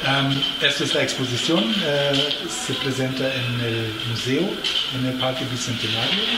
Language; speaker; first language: Spanish; non-native, fluent; German